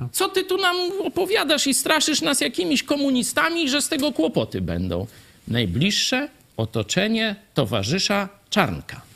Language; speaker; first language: Polish; native; Polish